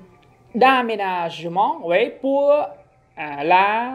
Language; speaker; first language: French; non-native, learner; Khmer